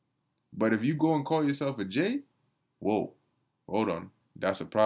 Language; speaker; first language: English; native; English